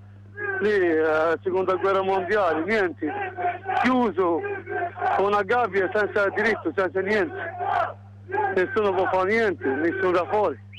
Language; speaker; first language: Italian; non-native, learner; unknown